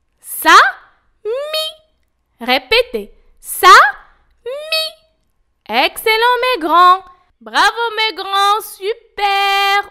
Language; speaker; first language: French; non-native, local second language; Arabic